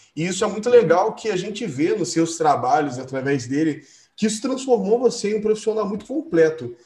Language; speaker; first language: Portuguese; native; Portuguese